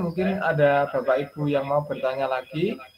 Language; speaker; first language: Indonesian; native; Indonesian